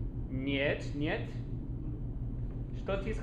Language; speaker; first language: Russian; non-native, learner; English